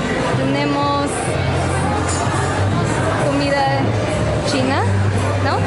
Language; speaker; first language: Spanish; non-native, learner; English